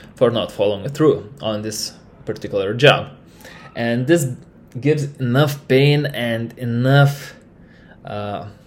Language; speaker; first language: English; non-native, fluent; Lithuanian